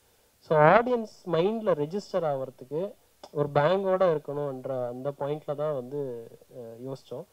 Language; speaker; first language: Tamil; native; Tamil